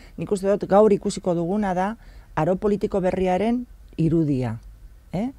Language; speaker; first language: Basque; non-native, local second language; Spanish